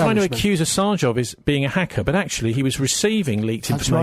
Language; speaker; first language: English; native; English